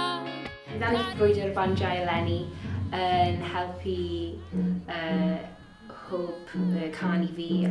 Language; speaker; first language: Welsh; non-native, local second language; English